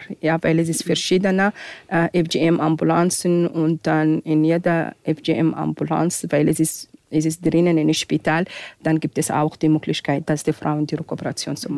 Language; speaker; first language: German; non-native, fluent; Arabic